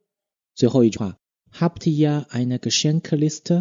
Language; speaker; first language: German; non-native, fluent; Chinese